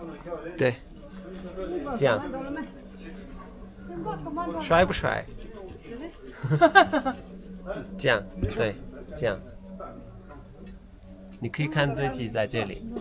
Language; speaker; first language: Chinese; non-native, learner; Turkish